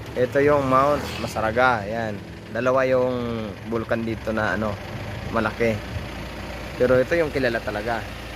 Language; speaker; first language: Filipino; native; Filipino